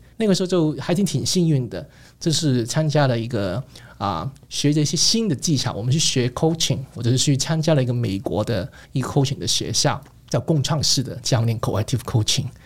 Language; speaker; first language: Chinese; non-native, local second language; Cantonese